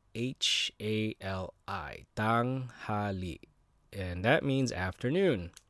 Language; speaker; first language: English; native; English